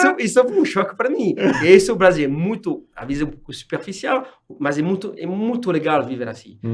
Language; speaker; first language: Portuguese; non-native, fluent; French